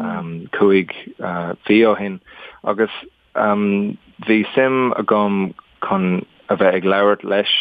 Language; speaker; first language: Irish; non-native, learner; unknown